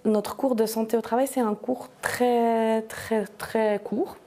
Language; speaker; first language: French; native; French